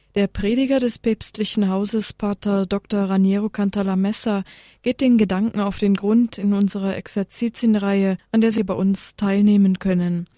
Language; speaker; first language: German; native; German